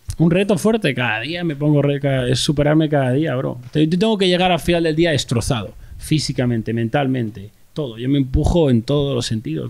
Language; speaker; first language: Spanish; native; Spanish